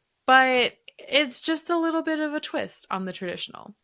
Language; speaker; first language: English; native; English